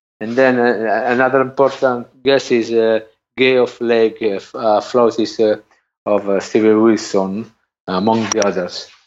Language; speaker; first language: English; non-native, learner; Italian